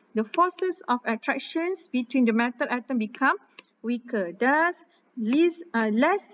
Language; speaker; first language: English; non-native, local second language; Malay